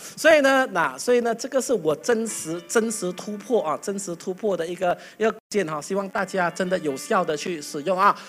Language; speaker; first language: Chinese; native; Chinese